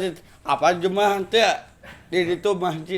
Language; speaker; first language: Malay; non-native, local second language; Sundanese